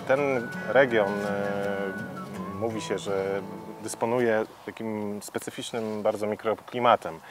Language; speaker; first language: Polish; native; Polish